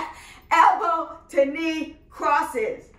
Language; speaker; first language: English; native; English